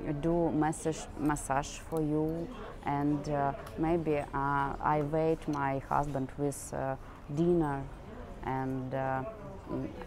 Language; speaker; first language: English; non-native, learner; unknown